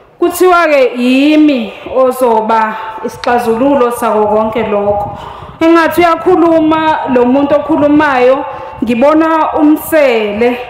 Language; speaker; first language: Zulu; native; Zulu